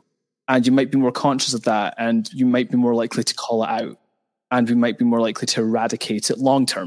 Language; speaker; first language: English; native; English